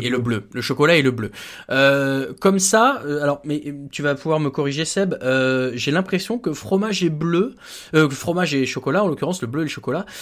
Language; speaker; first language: French; native; French